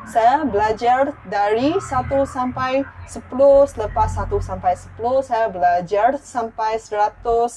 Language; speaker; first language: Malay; non-native, local second language; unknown